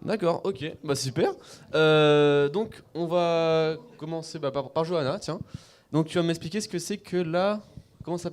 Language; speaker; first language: French; native; French